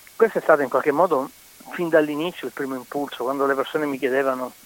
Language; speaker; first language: Italian; native; Italian